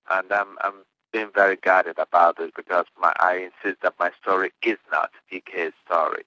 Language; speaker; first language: English; non-native, local second language; Igbo